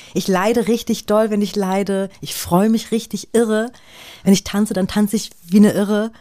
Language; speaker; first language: German; native; German